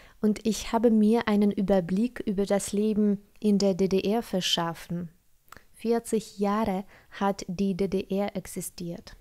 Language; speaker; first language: German; non-native, fluent; Russian